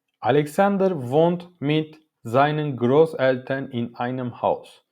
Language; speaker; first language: German; non-native, learner; Turkish